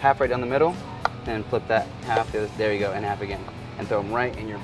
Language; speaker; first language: English; native; English